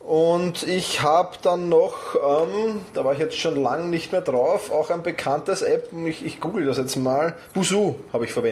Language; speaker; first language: German; native; German